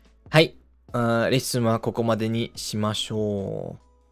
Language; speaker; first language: Japanese; non-native, fluent; English